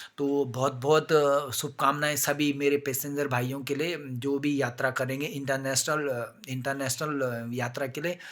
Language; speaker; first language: Hindi; native; Hindi